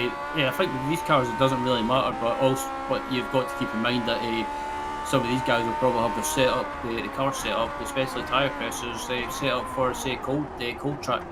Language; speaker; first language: English; native; English